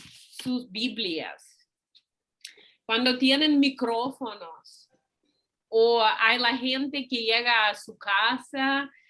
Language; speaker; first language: Spanish; non-native, fluent; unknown